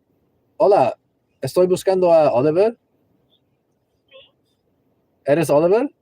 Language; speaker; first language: Spanish; non-native, local second language; English